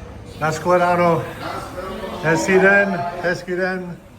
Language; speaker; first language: Czech; non-native, learner; English